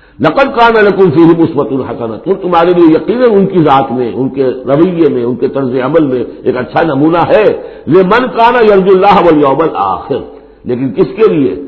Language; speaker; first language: Urdu; native; Urdu